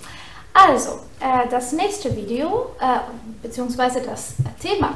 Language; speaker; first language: German; non-native, fluent; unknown